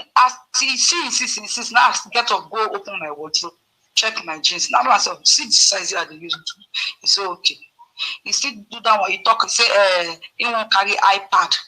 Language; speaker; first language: Nigerian Pidgin; non-native, local second language; Yoruba